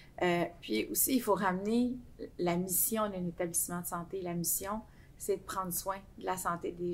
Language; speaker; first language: French; native; French